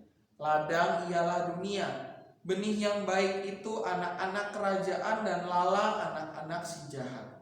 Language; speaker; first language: Indonesian; native; Indonesian